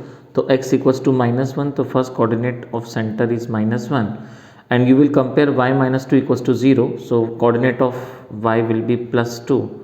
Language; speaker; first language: English; non-native, local second language; Hindi